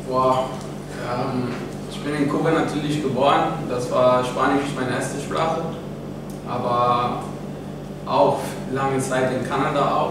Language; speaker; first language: German; non-native, fluent; Spanish